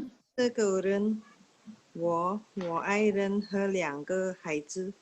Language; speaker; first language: Chinese; early bilingual, heritage; Chinese